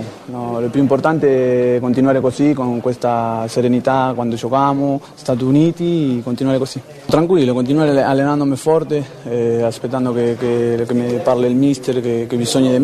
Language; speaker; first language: Italian; non-native, learner; Spanish